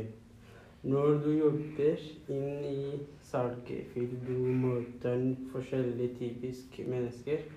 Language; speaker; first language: Norwegian; non-native, learner; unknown